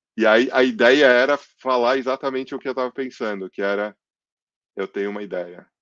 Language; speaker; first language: Portuguese; early bilingual, other home language; English